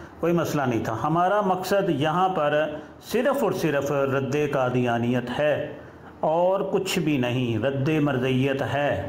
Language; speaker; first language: Urdu; non-native, local second language; Punjabi